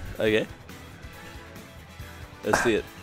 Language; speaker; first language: English; native; English